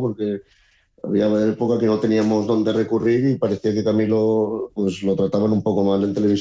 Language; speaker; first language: Spanish; native; Spanish